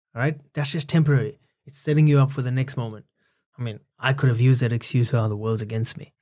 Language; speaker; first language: English; native; English